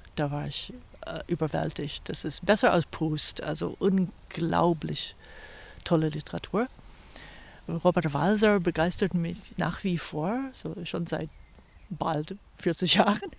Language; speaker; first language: German; non-native, fluent; English